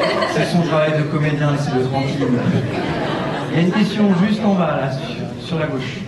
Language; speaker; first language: French; native; French